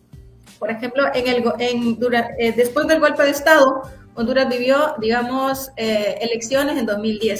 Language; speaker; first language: Spanish; native; Spanish